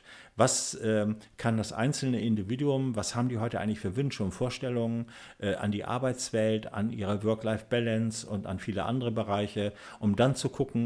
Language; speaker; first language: German; native; German